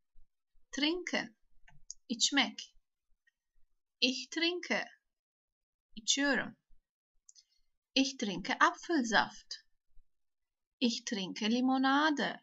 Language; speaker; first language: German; non-native, fluent; Turkish